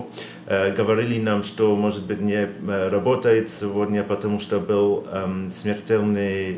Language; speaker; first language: Russian; non-native, learner; English